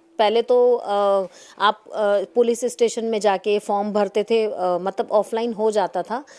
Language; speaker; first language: Urdu; non-native, local second language; Sindhi